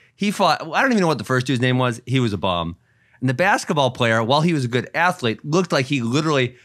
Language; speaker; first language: English; native; English